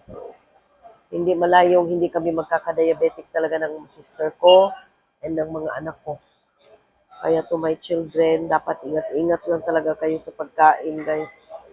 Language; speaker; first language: Filipino; non-native, local second language; Cebuano